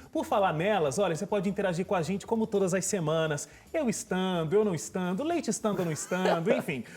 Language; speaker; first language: Portuguese; native; Portuguese